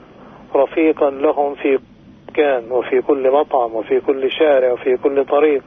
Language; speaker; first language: Arabic; native; Arabic